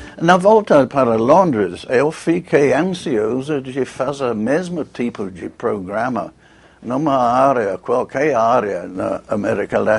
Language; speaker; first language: Portuguese; non-native, fluent; English